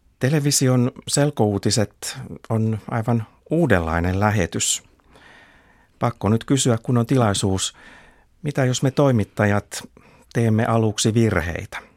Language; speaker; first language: Finnish; native; Finnish